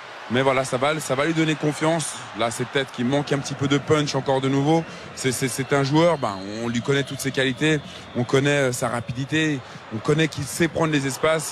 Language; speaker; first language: French; native; French